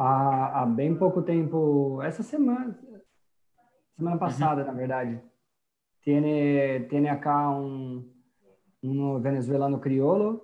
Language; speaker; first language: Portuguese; non-native, fluent; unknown